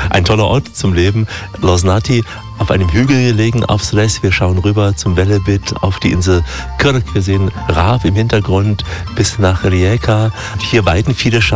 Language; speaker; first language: German; native; German